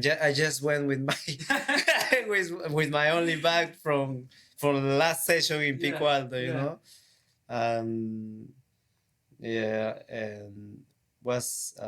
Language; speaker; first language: English; non-native, learner; Spanish